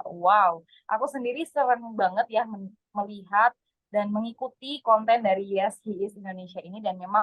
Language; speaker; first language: Indonesian; native; Indonesian